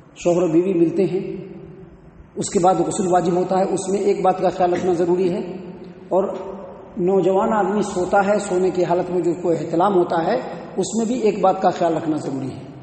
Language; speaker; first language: Urdu; native; Urdu